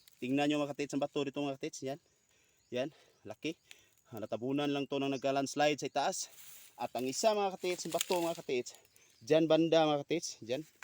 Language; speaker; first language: Filipino; non-native, local second language; Cebuano